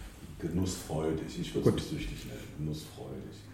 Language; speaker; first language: German; native; German